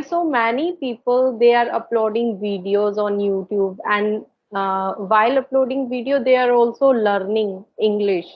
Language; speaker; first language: English; non-native, learner; Hindi